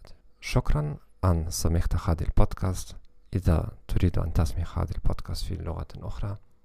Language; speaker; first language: Arabic; non-native, learner; German